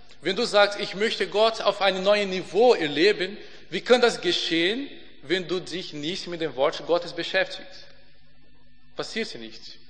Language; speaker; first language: German; non-native, fluent; Portuguese